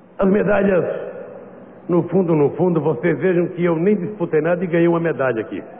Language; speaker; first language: Portuguese; native; Portuguese